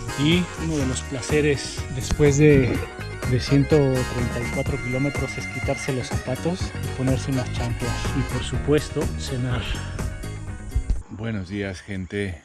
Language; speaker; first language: Spanish; native; Spanish